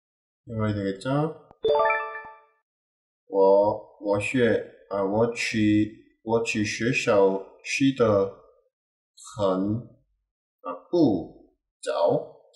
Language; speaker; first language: Chinese; non-native, learner; Korean